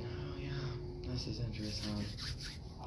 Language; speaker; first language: German; non-native, learner; English